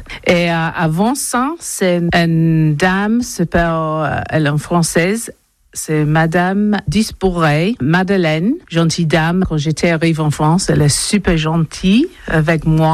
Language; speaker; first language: French; non-native, learner; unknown